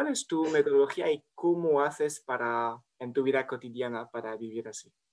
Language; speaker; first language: Spanish; non-native, fluent; French